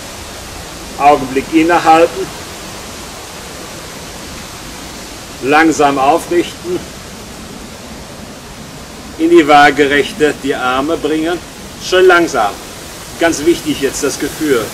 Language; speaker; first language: German; native; German